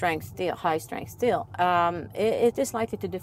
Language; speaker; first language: English; non-native, fluent; Swedish